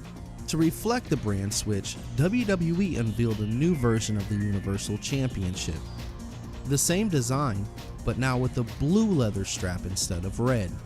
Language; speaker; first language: English; native; English